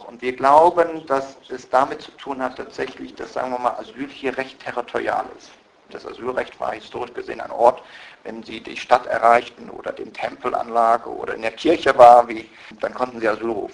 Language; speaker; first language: German; non-native, fluent; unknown